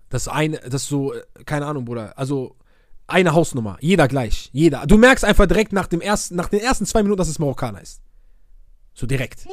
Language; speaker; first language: German; early bilingual, other home language; Arabic